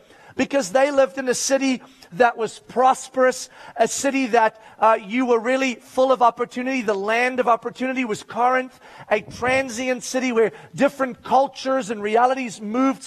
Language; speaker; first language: English; native; English